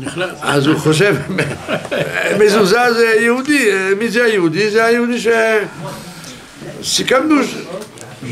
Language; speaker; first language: Hebrew; non-native, fluent; French